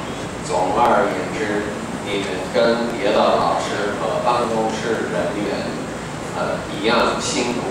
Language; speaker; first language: Chinese; non-native, fluent; English